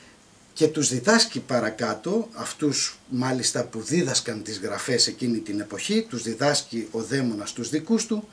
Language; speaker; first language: Greek; native; Greek